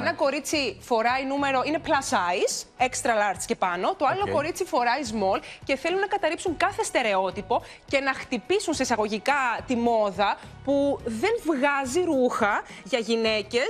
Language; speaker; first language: Greek; native; Greek